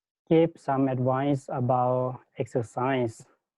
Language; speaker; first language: English; non-native, learner; Lao